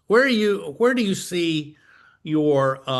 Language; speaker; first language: English; native; English